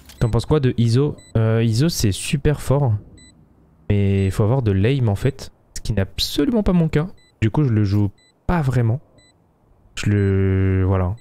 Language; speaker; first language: French; early bilingual, other home language; Korean